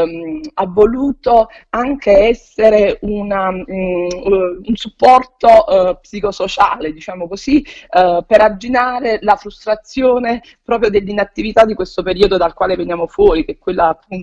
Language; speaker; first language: Italian; native; Italian